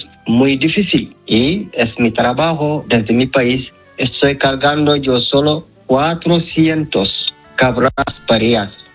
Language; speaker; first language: Spanish; non-native, learner; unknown